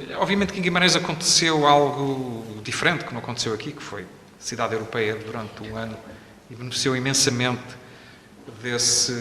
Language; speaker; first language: Portuguese; native; Portuguese